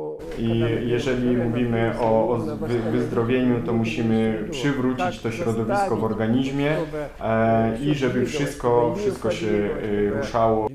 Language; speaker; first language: Polish; non-native, fluent; Russian